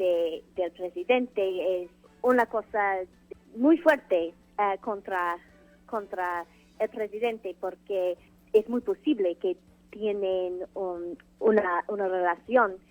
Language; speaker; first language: Spanish; non-native, fluent; English